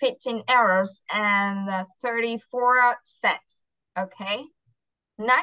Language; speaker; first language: English; non-native, fluent; Vietnamese